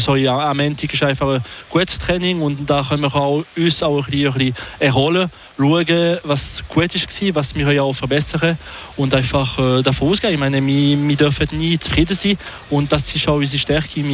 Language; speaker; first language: German; non-native, local second language; French